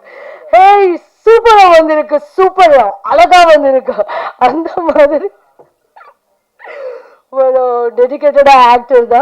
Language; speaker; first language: Tamil; non-native, learner; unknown